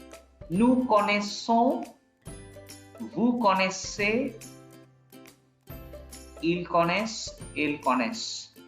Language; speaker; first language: French; non-native, fluent; Bangla